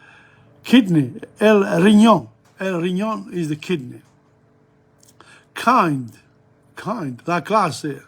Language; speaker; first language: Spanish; non-native, learner; English